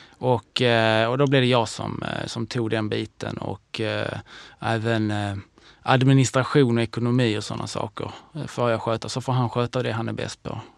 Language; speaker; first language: Swedish; early bilingual, other home language; Hebrew